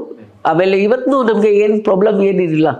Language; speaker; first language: Kannada; non-native, local second language; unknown